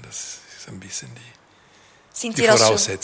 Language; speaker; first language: German; non-native, local second language; French